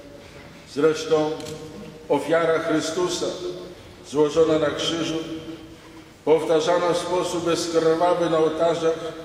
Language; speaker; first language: Polish; native; Polish